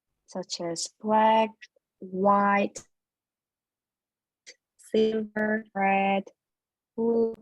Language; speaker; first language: English; non-native, learner; Korean